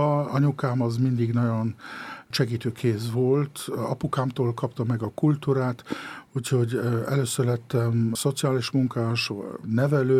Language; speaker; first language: Hungarian; early bilingual, heritage; Hungarian